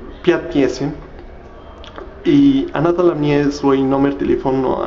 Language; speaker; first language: Russian; non-native, learner; Spanish